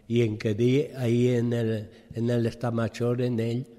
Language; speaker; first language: Catalan; early bilingual, other home language; French